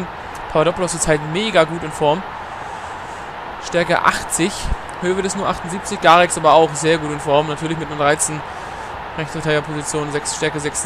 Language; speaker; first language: German; native; German